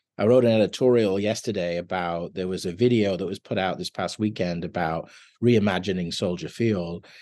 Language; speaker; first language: English; native; English